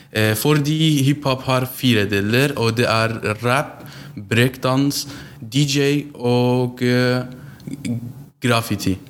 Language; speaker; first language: Norwegian; non-native, learner; Central Kurdish